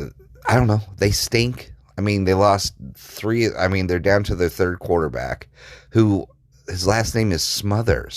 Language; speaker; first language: English; native; English